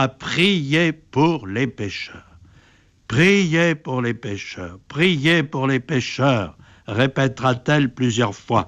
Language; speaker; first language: French; native; French